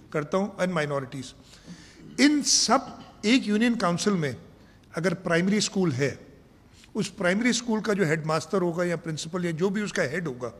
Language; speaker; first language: Urdu; non-native, local second language; Sindhi